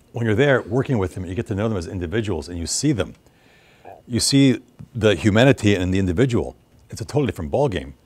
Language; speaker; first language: English; native; English